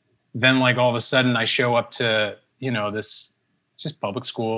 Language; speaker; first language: English; early bilingual, other home language; Spanish